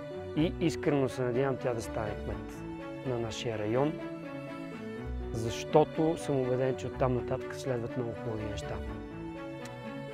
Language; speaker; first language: Bulgarian; native; Bulgarian